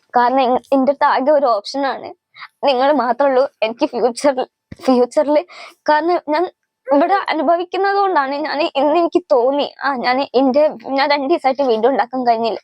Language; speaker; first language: Malayalam; non-native, local second language; Hindi